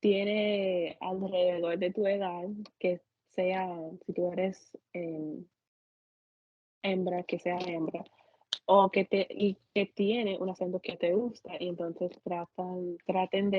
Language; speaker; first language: Spanish; non-native, fluent; English